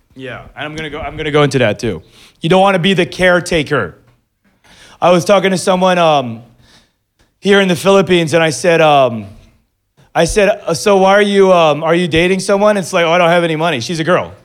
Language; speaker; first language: English; early bilingual, other home language; Filipino